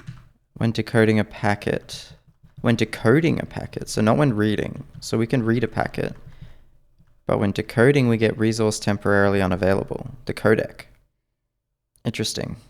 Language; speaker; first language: English; native; English